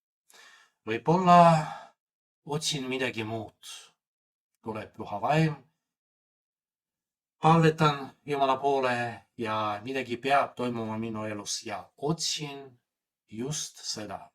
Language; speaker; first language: Estonian; non-native, fluent; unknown